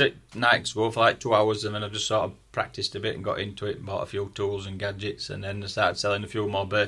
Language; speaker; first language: English; native; English